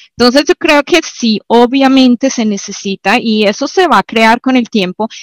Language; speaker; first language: Spanish; native; Spanish